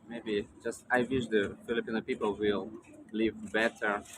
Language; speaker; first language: English; non-native, learner; Russian